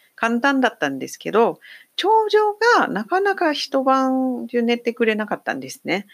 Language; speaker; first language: Japanese; non-native, fluent; English